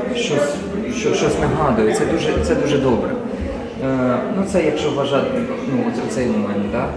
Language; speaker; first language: Ukrainian; non-native, local second language; Russian